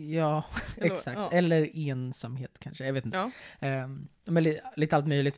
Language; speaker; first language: Swedish; native; Swedish